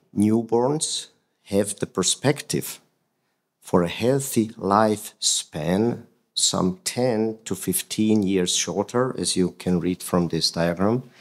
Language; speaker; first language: English; non-native, fluent; Hungarian